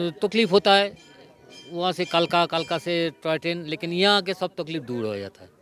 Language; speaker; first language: Hindi; non-native, local second language; Bangla